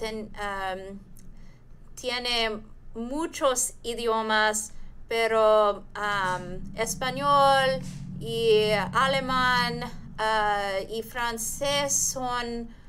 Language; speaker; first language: Spanish; non-native, learner; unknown